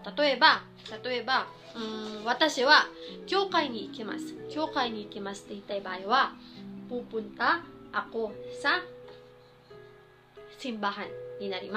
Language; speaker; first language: Japanese; non-native, fluent; Filipino